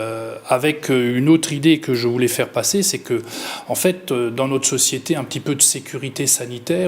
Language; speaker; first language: French; native; French